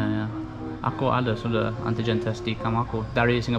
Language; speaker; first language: Indonesian; non-native, learner; English